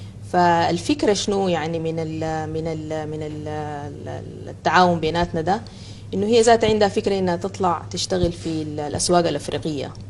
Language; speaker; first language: Arabic; native; Arabic